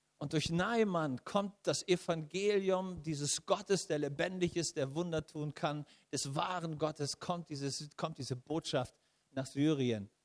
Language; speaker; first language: German; native; German